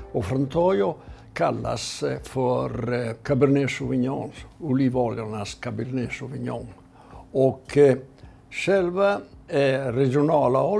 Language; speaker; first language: Swedish; non-native, fluent; Italian